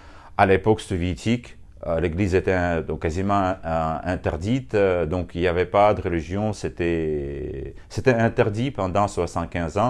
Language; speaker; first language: French; non-native, fluent; Russian